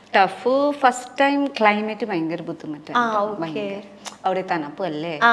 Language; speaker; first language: Malayalam; non-native, learner; Nepali